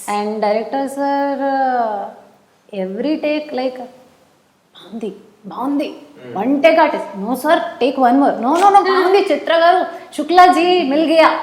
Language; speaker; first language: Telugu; non-native, learner; Hindi